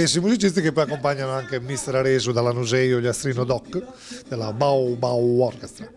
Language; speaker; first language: Italian; native; Italian